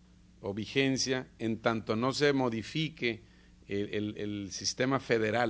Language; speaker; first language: Spanish; native; Spanish